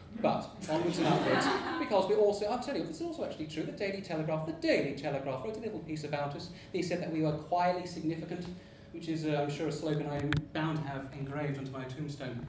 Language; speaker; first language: English; native; English